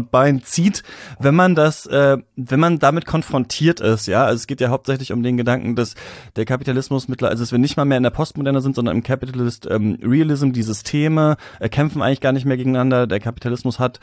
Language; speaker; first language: German; native; German